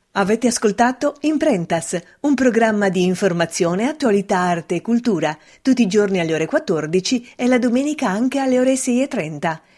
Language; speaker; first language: Italian; native; Italian